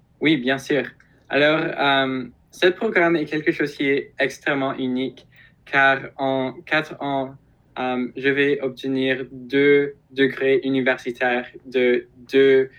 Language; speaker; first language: French; non-native, local second language; English